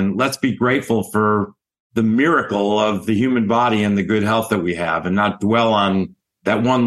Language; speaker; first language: English; native; English